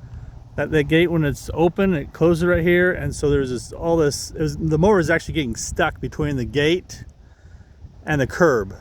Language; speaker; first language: English; native; English